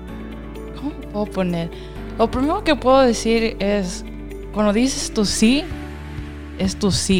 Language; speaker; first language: Spanish; early bilingual, heritage; Spanish